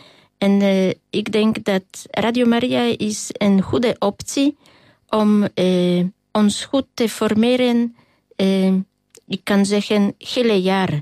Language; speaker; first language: Dutch; non-native, learner; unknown